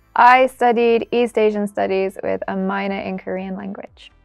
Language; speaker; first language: English; native; English